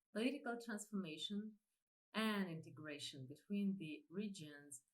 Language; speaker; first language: English; non-native, fluent; Ukrainian